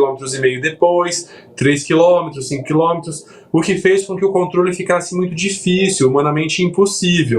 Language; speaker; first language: Portuguese; native; Portuguese